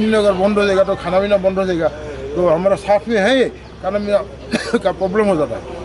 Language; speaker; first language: Hindi; non-native, local second language; Assamese